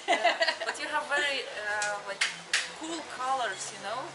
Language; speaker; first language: English; non-native, fluent; Russian